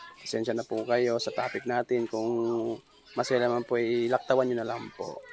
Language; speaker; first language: Filipino; non-native, local second language; Cebuano